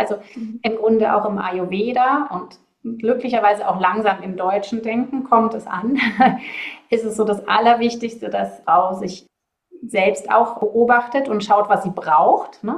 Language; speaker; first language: German; native; German